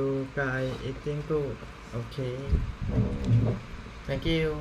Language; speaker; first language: English; non-native, learner; Thai